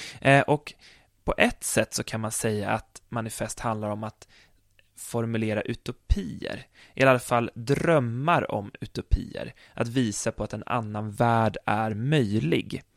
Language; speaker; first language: Swedish; native; Swedish